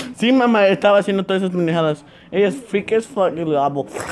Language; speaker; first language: Spanish; early bilingual, heritage; Spanish